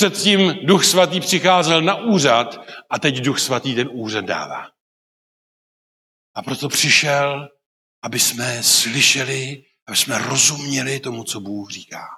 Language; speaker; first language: Czech; non-native, local second language; Polish